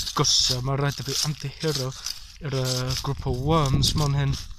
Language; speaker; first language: Welsh; non-native, learner; English